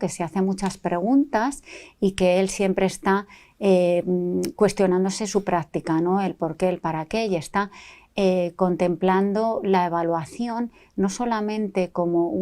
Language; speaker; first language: Spanish; native; Spanish